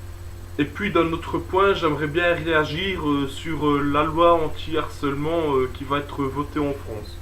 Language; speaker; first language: French; native; French